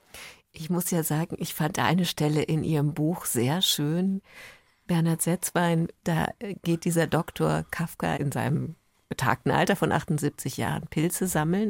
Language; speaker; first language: German; native; German